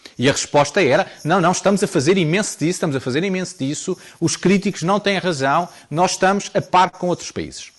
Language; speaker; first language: Portuguese; native; Portuguese